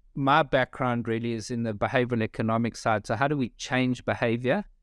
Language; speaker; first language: English; native; English